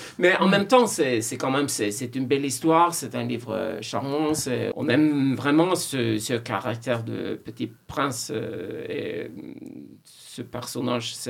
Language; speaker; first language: French; non-native, fluent; Norwegian